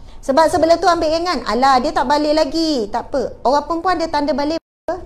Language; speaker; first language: Malay; native; Malay